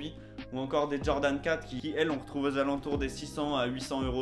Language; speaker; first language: French; native; French